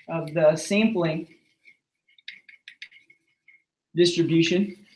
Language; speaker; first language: English; native; English